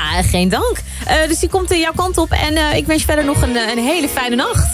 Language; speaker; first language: Dutch; native; Dutch